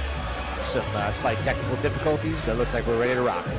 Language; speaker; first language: English; native; English